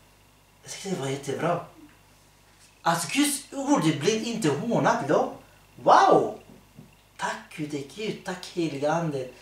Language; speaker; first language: Swedish; early bilingual, other home language; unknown